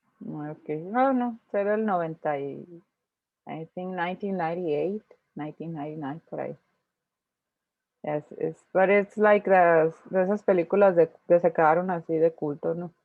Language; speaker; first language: Spanish; native; Spanish